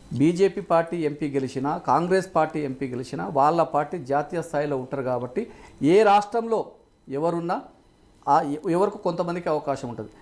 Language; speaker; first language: Telugu; non-native, local second language; Lambadi